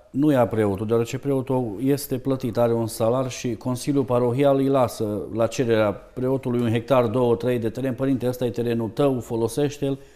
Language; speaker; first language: Romanian; native; Romanian